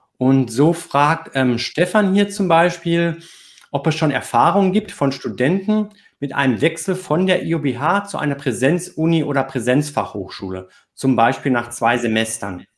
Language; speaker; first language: German; native; German